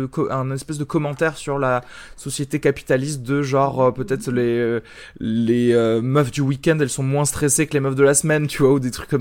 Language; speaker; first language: French; native; French